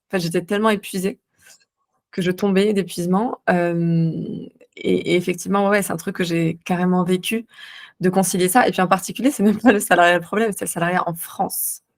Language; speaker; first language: French; non-native, local second language; Arabic